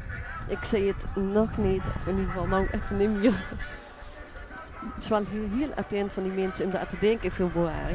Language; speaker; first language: Dutch; native; Dutch